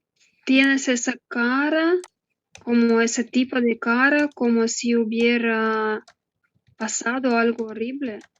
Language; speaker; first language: Spanish; non-native, learner; Russian